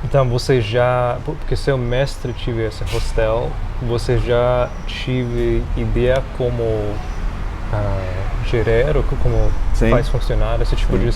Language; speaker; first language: Portuguese; non-native, fluent; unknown